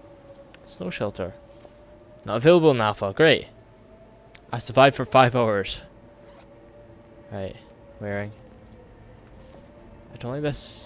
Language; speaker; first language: English; native; English